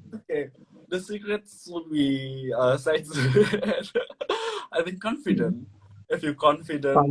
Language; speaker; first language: English; non-native, learner; Indonesian